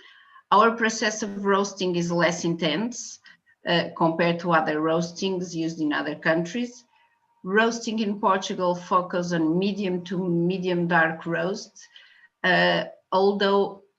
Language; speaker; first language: English; non-native, fluent; Portuguese